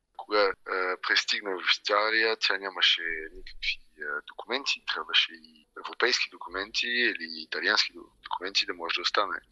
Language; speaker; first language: Bulgarian; early bilingual, heritage; Bulgarian